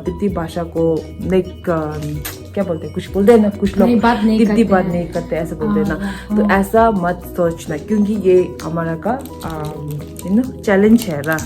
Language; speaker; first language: Hindi; non-native, local second language; Tibetan